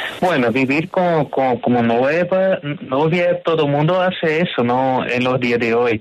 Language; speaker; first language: Spanish; non-native, learner; Portuguese